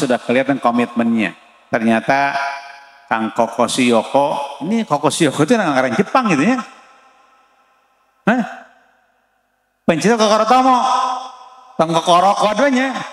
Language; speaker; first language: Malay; non-native, local second language; Sundanese